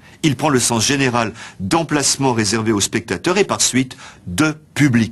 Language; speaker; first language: French; native; French